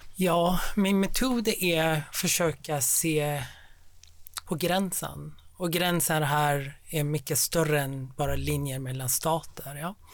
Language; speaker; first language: Swedish; non-native, fluent; Persian